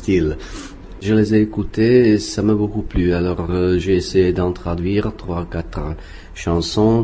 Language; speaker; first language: French; non-native, fluent; Czech